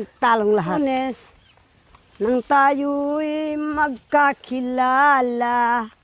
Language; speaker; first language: Filipino; non-native, local second language; Pampanga